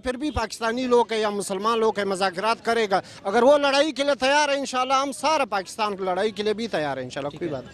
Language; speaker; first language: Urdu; non-native, local second language; Pashto